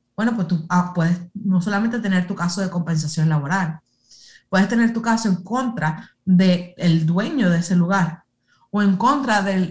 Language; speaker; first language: Spanish; early bilingual, heritage; Spanish